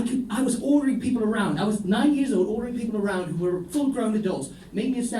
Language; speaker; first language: English; non-native, fluent; Dutch